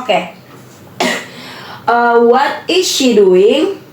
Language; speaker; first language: English; non-native, learner; Indonesian